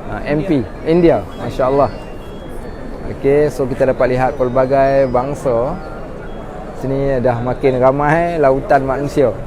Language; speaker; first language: Malay; native; Malay